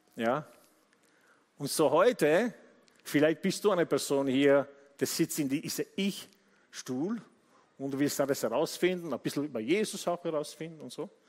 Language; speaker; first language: German; non-native, fluent; Italian